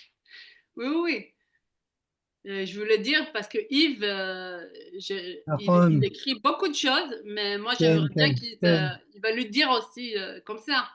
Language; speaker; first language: French; non-native, fluent; Hebrew